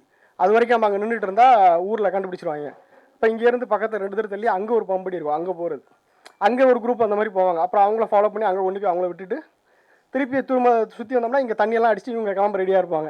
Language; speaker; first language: Tamil; native; Tamil